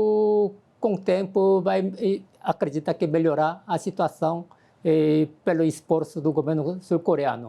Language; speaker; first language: Portuguese; non-native, fluent; Korean